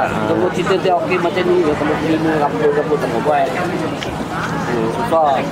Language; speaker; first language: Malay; non-native, local second language; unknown